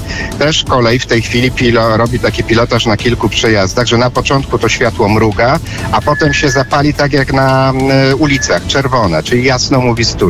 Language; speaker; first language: Polish; native; Polish